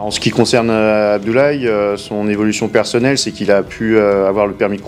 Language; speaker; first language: French; native; French